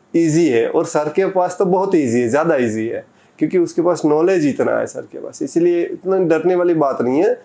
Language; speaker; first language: Hindi; non-native, local second language; Gujarati